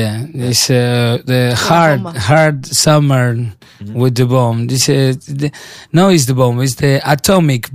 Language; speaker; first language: English; non-native, learner; Spanish